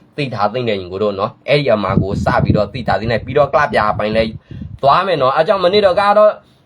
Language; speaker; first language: Burmese; non-native, local second language; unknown